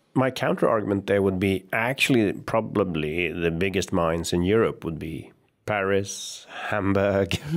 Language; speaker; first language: English; non-native, fluent; Swedish